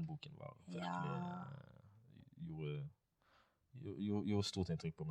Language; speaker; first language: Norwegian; non-native, fluent; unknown